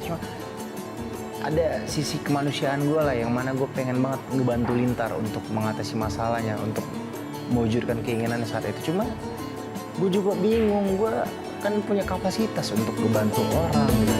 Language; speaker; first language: Indonesian; native; Indonesian